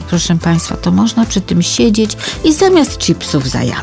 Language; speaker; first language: Polish; native; Polish